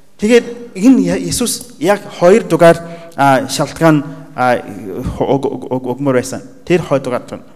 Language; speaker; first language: Mongolian; non-native, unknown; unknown